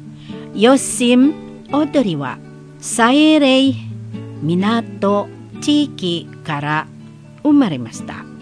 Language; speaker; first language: Japanese; non-native, learner; Indonesian